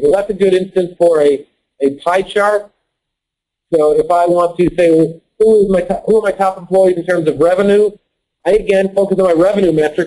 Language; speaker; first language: English; native; English